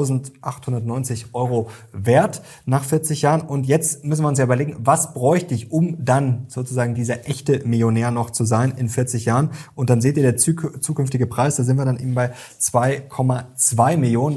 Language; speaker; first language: German; native; German